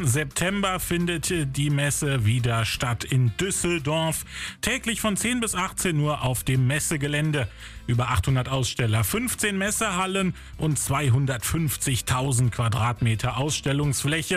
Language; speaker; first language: German; native; German